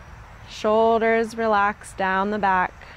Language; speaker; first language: English; native; English